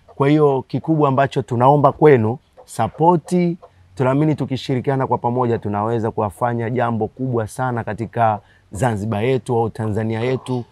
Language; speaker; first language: Swahili; native; Swahili